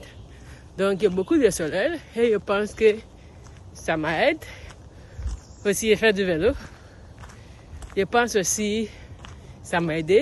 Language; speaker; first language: French; non-native, learner; English